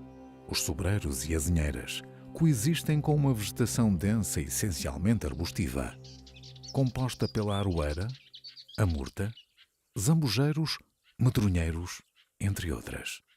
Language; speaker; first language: Portuguese; native; Portuguese